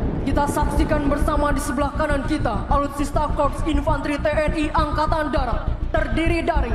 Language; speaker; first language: Indonesian; native; Indonesian